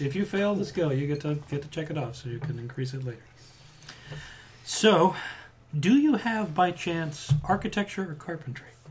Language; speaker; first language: English; native; English